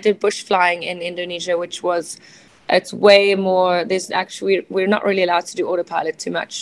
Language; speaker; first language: English; native; English